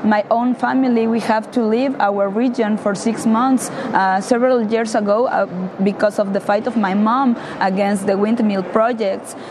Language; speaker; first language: English; non-native, learner; Spanish